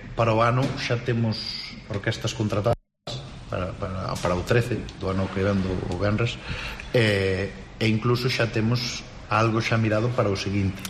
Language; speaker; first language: Galician; native; Galician